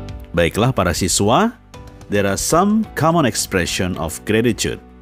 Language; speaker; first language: English; non-native, fluent; Indonesian